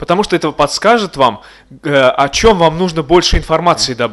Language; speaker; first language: Russian; native; Russian